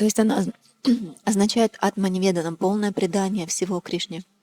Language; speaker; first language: Russian; native; Russian